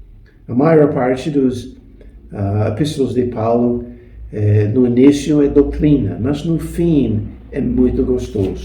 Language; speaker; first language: Portuguese; non-native, fluent; English